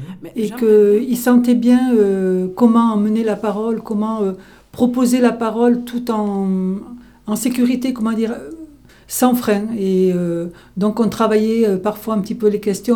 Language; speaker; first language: French; native; French